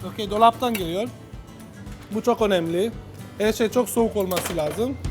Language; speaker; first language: Turkish; non-native, learner; Italian